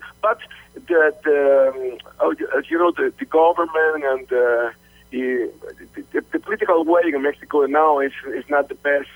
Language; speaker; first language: English; non-native, learner; Spanish